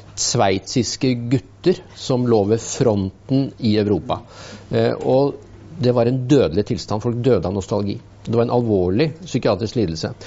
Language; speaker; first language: Norwegian; native; Norwegian